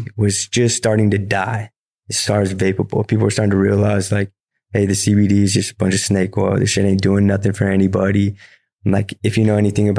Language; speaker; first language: English; native; English